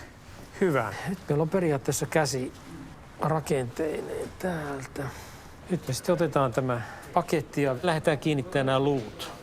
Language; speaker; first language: Finnish; native; Finnish